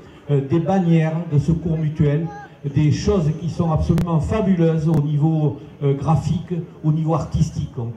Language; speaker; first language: French; native; French